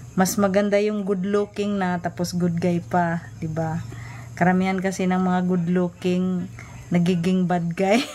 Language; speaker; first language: Filipino; non-native, local second language; Cebuano